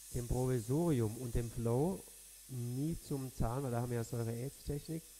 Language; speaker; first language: German; native; German